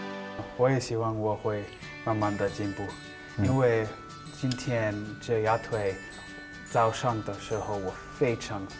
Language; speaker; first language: Chinese; non-native, learner; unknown